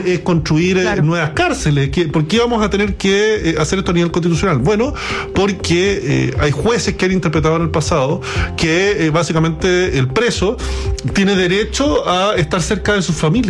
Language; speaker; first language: Spanish; native; Spanish